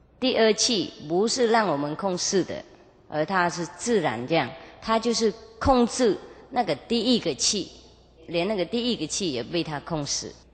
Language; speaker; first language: Chinese; non-native, fluent; Vietnamese